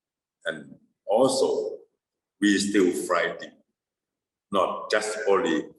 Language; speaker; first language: English; non-native, fluent; Thai